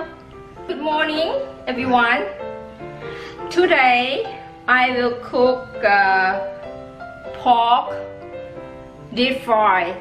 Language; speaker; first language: English; non-native, learner; Thai